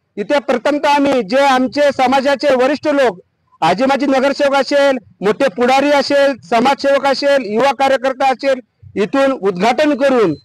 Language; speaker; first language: Marathi; non-native, local second language; Lambadi